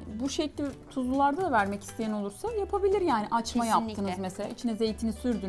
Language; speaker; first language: Turkish; native; Turkish